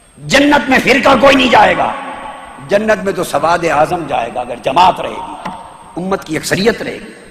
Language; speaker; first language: Urdu; native; Urdu